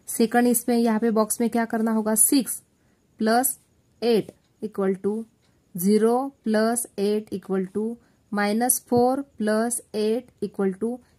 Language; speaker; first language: Hindi; non-native, local second language; Marathi